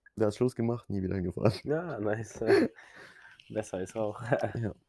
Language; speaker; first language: German; early bilingual, other home language; Polish